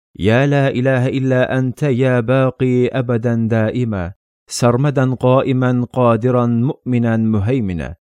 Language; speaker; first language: Arabic; non-native, fluent; Turkish